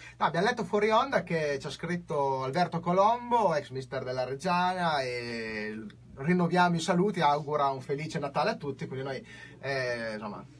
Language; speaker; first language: Italian; native; Italian